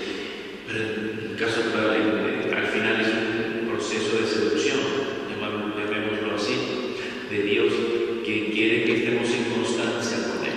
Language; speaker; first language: Spanish; native; Spanish